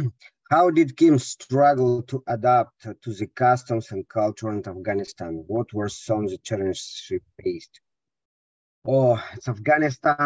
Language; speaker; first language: English; non-native, learner; Russian